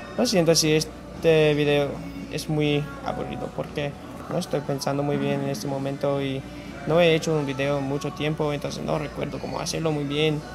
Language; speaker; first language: Spanish; non-native, fluent; English